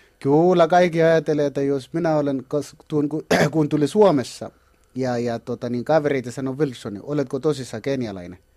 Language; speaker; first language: Finnish; non-native, learner; Kalenjin